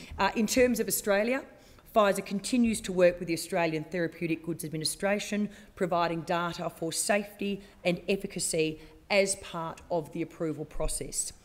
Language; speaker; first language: English; native; English